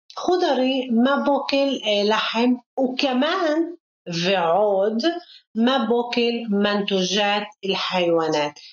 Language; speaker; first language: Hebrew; non-native, local second language; Arabic